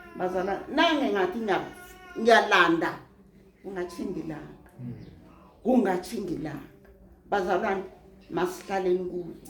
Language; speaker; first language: Zulu; native; Zulu